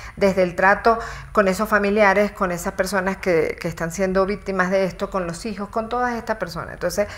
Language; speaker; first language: Spanish; native; Spanish